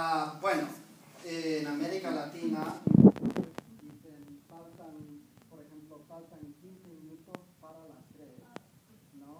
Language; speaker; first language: Spanish; non-native, fluent; English